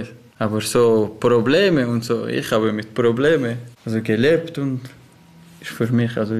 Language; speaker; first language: German; non-native, learner; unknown